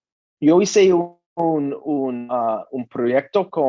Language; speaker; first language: Spanish; non-native, learner; English